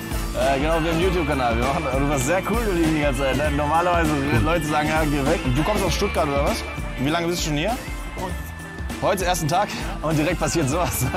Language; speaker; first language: German; native; German